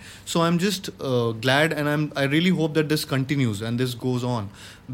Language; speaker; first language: English; non-native, local second language; Hindi